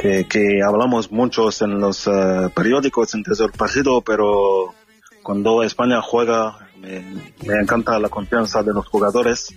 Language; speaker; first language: Spanish; non-native, learner; French